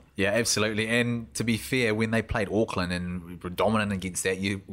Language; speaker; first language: English; native; English